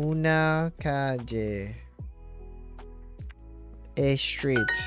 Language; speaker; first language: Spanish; non-native, learner; English